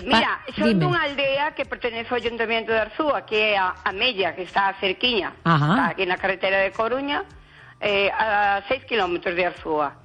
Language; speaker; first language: Spanish; non-native, local second language; Galician